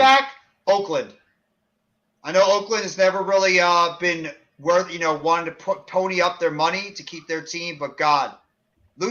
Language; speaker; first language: English; native; English